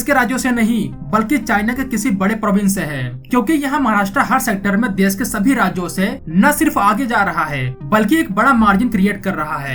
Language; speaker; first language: Hindi; native; Hindi